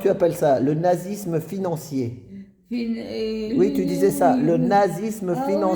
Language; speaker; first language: French; native; French